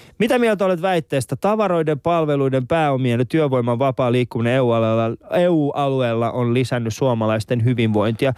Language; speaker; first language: Finnish; early bilingual, other home language; Persian